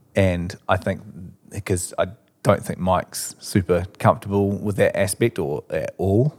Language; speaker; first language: English; native; English